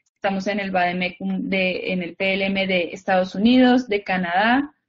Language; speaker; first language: Spanish; native; Spanish